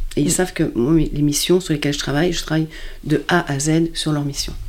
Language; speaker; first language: French; native; French